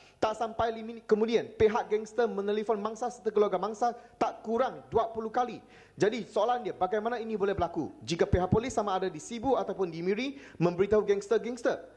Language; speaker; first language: Malay; non-native, local second language; Chinese